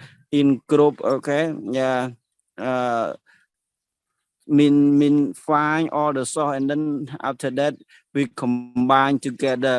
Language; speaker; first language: English; non-native, learner; Khmer